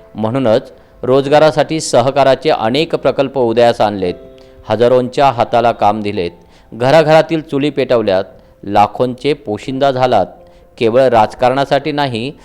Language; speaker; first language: Marathi; non-native, local second language; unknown